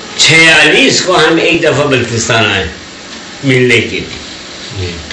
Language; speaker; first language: Urdu; non-native, local second language; Balti